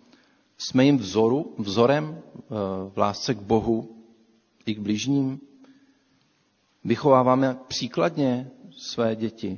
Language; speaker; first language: Czech; native; Czech